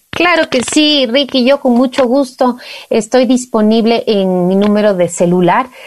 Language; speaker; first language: Spanish; native; Spanish